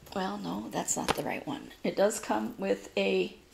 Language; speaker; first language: English; native; English